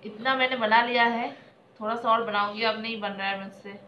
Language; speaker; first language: Hindi; non-native, local second language; Bangla